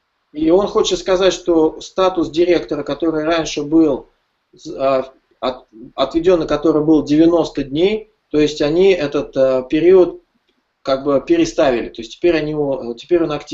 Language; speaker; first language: Russian; native; Russian